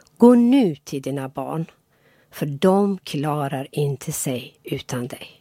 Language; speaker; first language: Swedish; non-native, fluent; Persian